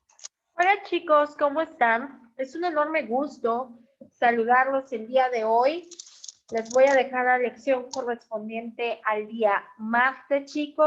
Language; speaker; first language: Spanish; native; Spanish